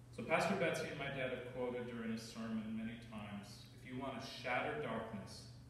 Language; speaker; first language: English; native; English